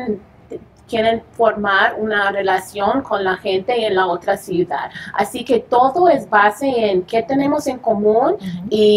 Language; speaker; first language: Spanish; early bilingual, heritage; English